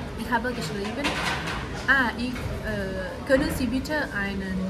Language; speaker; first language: German; non-native, learner; Thai